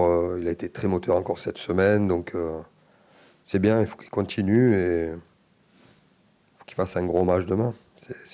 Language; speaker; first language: French; native; French